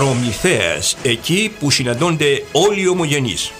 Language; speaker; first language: Greek; native; Greek